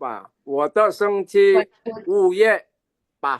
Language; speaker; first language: Chinese; non-native, learner; Indonesian